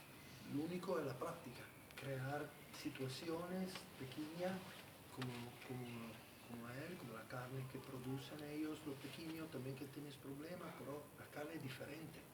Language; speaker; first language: Spanish; non-native, learner; Italian